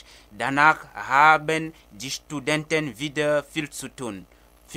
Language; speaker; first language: German; non-native, fluent; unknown